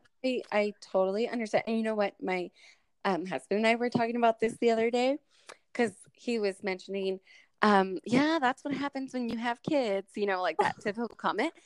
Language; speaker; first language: English; early bilingual, other home language; Spanish